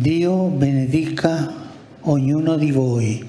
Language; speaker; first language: Italian; non-native, fluent; Spanish